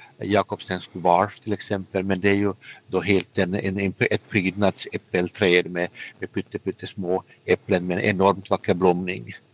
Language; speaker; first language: Swedish; native; Swedish